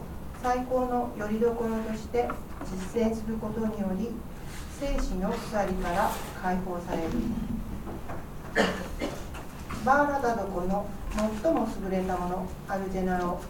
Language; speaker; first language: Japanese; native; Japanese